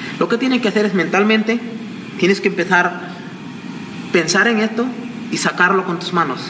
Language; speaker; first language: Spanish; non-native, local second language; Nahuatl languages